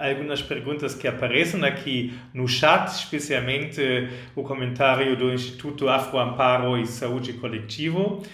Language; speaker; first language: Portuguese; non-native, fluent; German